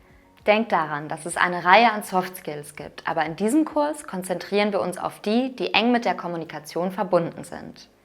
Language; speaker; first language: German; native; German